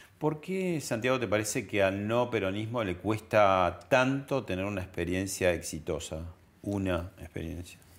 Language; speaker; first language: Spanish; native; Spanish